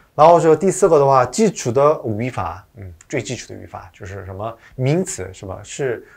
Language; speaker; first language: Chinese; non-native, fluent; Korean